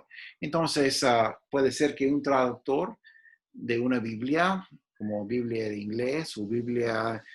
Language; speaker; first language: Spanish; non-native, fluent; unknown